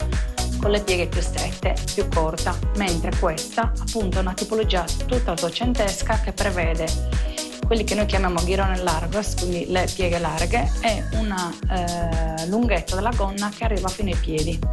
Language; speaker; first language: Italian; native; Italian